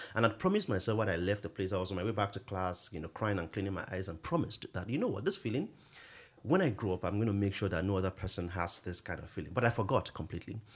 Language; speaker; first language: English; non-native, local second language; Yoruba